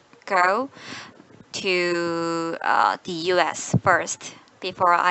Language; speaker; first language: English; non-native, learner; Korean